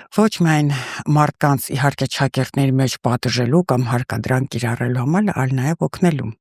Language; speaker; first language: Armenian; early bilingual, heritage; Russian